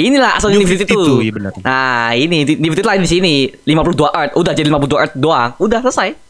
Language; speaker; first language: Indonesian; native; Indonesian